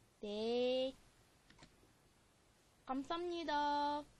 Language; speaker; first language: Korean; non-native, learner; Japanese